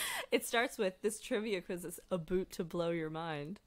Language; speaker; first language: English; native; English